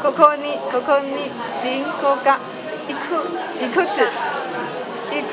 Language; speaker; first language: Japanese; non-native, learner; Chinese